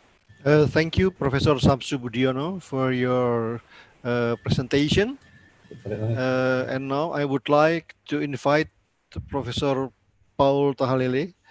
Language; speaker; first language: English; non-native, learner; Indonesian